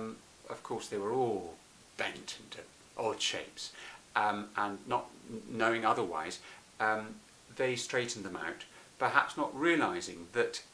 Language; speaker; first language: English; native; English